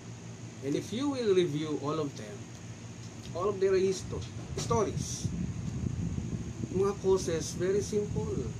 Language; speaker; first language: English; non-native, local second language; Filipino